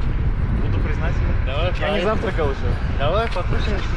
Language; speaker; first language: Russian; native; Russian